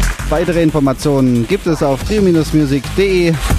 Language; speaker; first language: German; native; German